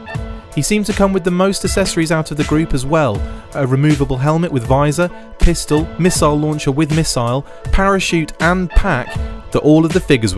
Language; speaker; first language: English; native; English